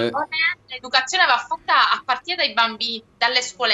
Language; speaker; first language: Italian; native; Italian